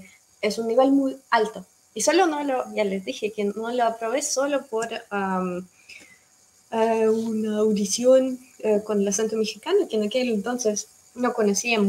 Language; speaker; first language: Spanish; non-native, fluent; Russian